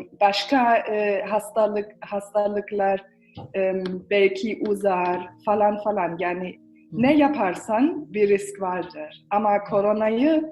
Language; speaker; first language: Turkish; early bilingual, heritage; Turkish